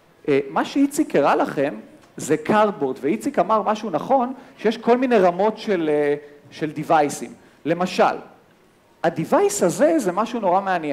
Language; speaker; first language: Hebrew; native; Hebrew